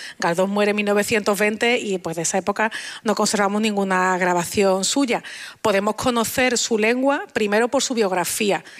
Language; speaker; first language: Spanish; native; Spanish